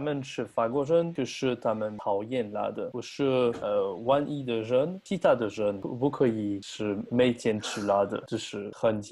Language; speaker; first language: Chinese; non-native, learner; French